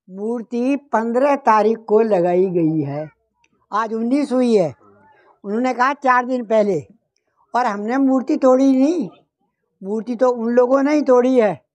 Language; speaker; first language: Hindi; native; Hindi